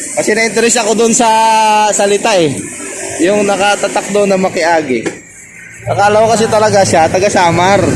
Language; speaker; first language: Filipino; non-native, local second language; Waray